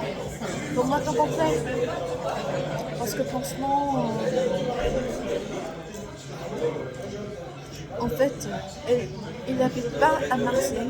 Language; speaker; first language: French; non-native, learner; Korean